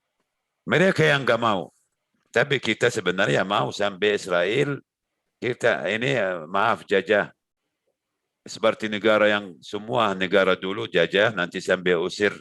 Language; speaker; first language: Indonesian; non-native, learner; Arabic